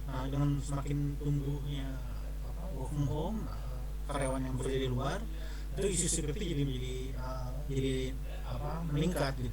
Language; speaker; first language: Indonesian; native; Indonesian